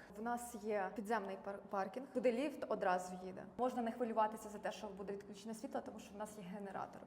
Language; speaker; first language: Ukrainian; native; Ukrainian